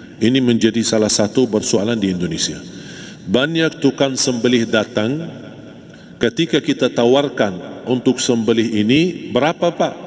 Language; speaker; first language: Malay; non-native, fluent; Arabic